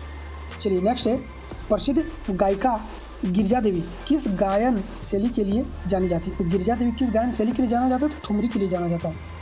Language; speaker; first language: Hindi; native; Hindi